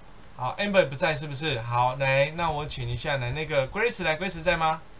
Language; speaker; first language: Chinese; native; Chinese